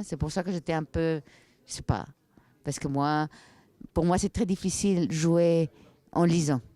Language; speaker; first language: French; non-native, fluent; Spanish